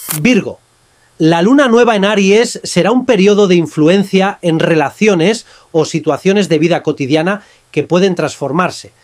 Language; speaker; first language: Spanish; native; Spanish